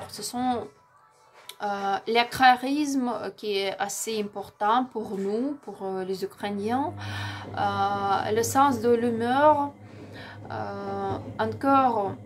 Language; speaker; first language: French; non-native, learner; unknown